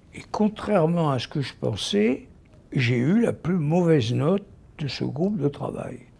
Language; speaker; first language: French; native; French